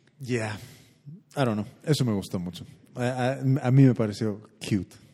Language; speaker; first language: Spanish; early bilingual, heritage; Spanish